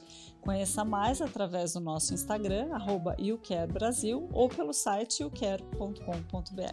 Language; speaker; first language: Portuguese; native; Portuguese